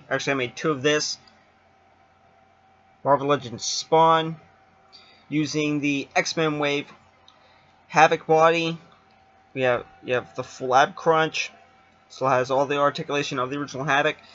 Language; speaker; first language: English; native; English